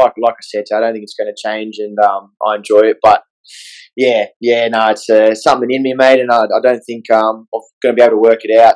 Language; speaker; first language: English; native; English